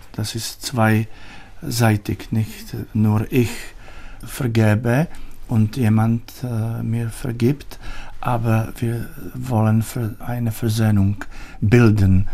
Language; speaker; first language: German; non-native, learner; Czech